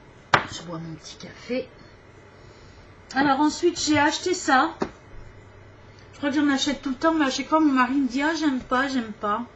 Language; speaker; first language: French; native; French